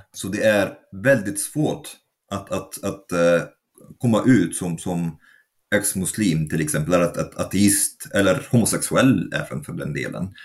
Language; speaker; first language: Swedish; non-native, fluent; Arabic